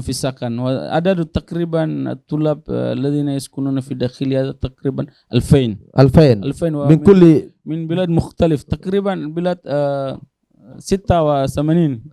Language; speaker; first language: Arabic; non-native, learner; Indonesian